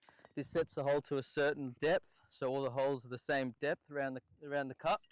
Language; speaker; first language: English; native; English